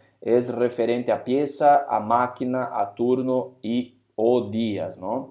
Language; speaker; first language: Spanish; non-native, fluent; Portuguese